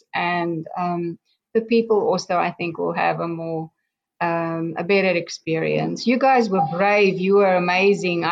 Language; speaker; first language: English; non-native, local second language; Afrikaans